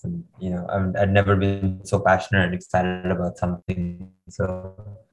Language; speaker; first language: English; non-native, local second language; Hindi